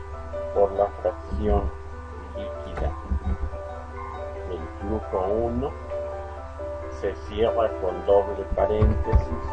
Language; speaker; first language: Spanish; native; Spanish